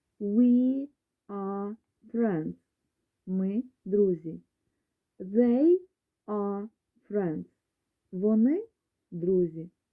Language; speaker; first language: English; non-native, fluent; Ukrainian